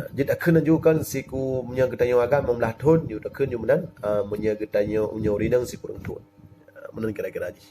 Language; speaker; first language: Malay; non-native, local second language; Achinese